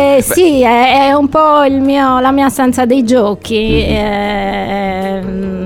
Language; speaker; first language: Italian; native; Italian